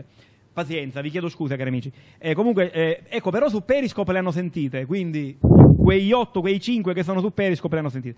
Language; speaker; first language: Italian; native; Italian